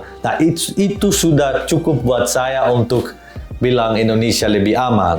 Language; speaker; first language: Indonesian; early bilingual, heritage; Dutch